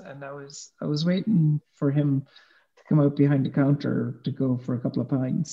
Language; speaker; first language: English; native; English